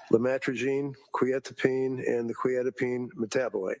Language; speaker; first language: English; native; English